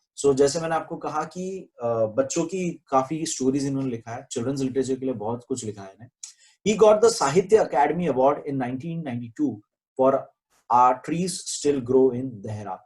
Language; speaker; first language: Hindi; non-native, local second language; Marathi